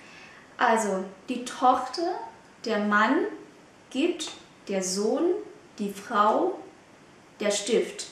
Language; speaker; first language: German; non-native, fluent; Vietnamese